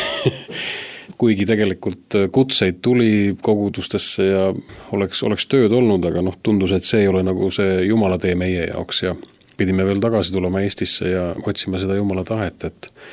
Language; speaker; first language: Estonian; native; Estonian